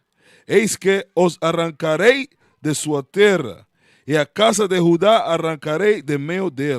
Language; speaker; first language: Portuguese; non-native, learner; Spanish